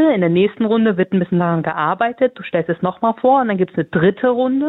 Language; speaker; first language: German; native; German